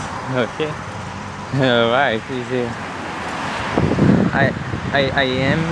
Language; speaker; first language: English; non-native, learner; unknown